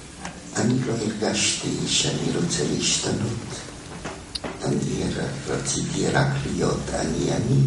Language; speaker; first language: Hebrew; non-native, fluent; German